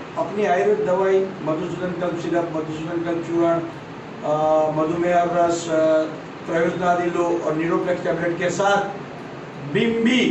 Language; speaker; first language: Hindi; non-native, local second language; Gujarati